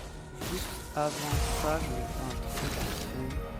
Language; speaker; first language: French; native; French